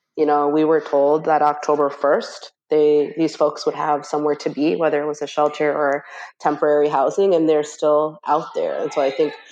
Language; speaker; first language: English; native; English